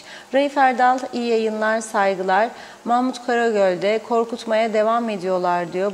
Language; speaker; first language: Turkish; native; Turkish